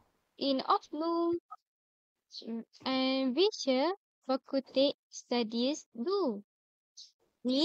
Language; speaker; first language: German; non-native, learner; Malay